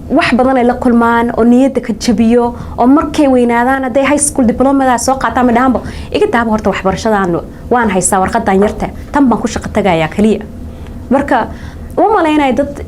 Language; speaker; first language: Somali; early bilingual, heritage; Somali